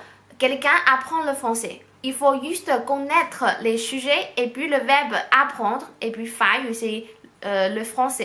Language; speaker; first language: French; non-native, fluent; Chinese